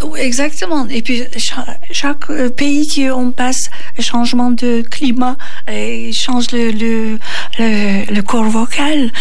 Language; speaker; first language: French; non-native, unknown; Turkish